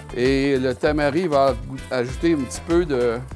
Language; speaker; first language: French; native; French